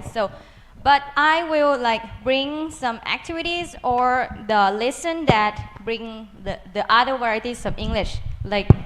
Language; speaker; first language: English; non-native, learner; Thai